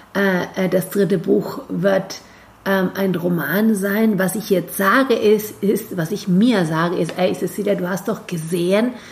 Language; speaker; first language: German; non-native, fluent; Spanish